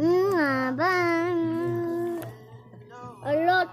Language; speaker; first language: Filipino; native; Filipino